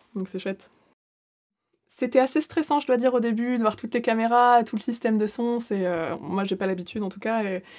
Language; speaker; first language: French; native; French